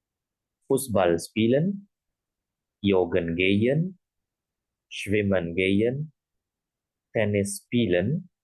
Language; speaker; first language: German; non-native, fluent; Indonesian